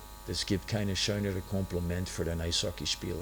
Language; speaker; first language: German; non-native, fluent; English